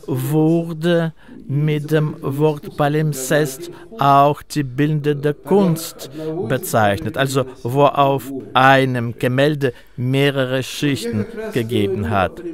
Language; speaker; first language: German; non-native, fluent; Russian